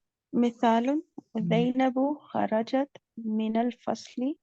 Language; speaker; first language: Arabic; non-native, learner; Urdu